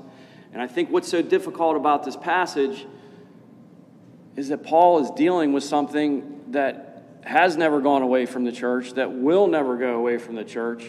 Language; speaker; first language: English; native; English